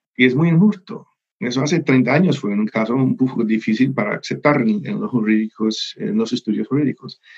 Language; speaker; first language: Spanish; non-native, fluent; English